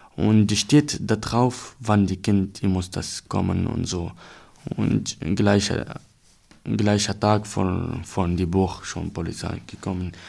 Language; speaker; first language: German; non-native, learner; Arabic